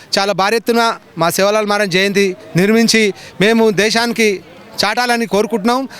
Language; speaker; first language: Telugu; non-native, local second language; Lambadi